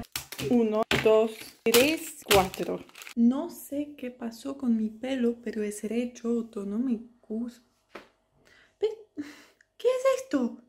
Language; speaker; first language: Spanish; non-native, learner; Polish